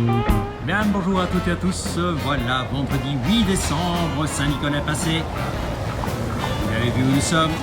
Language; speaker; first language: French; native; French